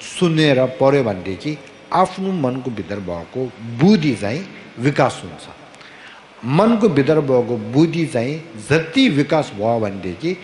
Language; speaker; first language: Nepali; non-native, fluent; Tibetan